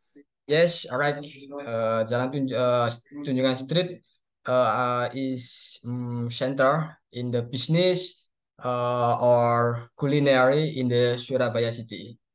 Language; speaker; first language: English; non-native, learner; Indonesian